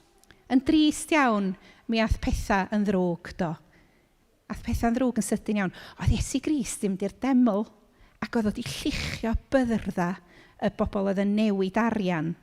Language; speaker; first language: Welsh; native; Welsh